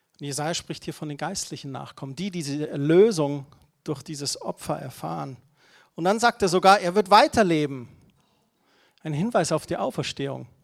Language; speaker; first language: German; native; German